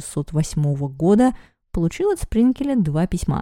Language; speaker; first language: Russian; native; Russian